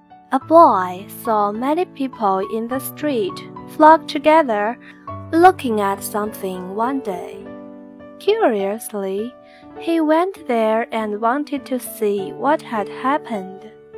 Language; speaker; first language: English; non-native, fluent; Chinese